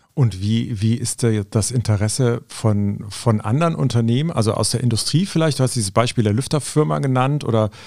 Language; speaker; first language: German; native; German